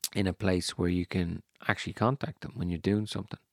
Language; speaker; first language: English; native; English